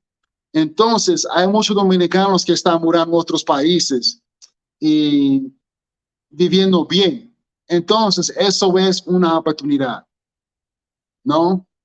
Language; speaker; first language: Spanish; non-native, learner; English